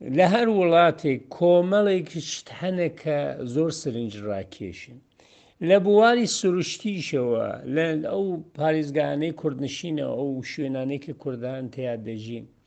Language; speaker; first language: Central Kurdish; non-native, local second language; Southern Kurdish